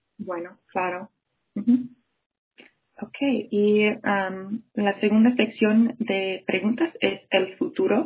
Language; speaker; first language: Spanish; non-native, fluent; English